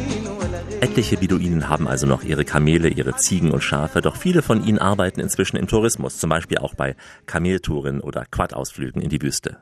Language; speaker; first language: German; native; German